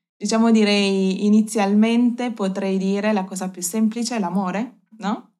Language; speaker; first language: Italian; native; Italian